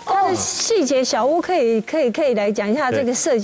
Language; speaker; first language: Chinese; native; Chinese